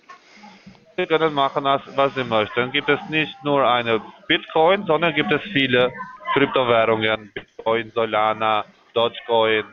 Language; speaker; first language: German; non-native, fluent; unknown